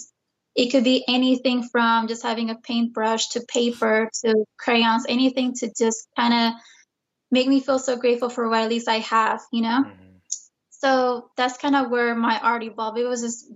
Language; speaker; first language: English; early bilingual, other home language; Spanish